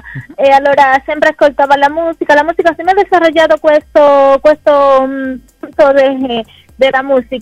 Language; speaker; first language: Italian; non-native, fluent; Spanish